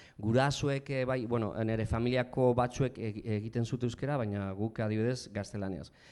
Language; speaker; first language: Basque; non-native, local second language; Spanish